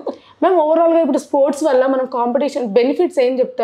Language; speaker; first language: Telugu; native; Telugu